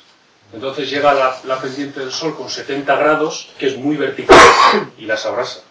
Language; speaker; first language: Spanish; native; Spanish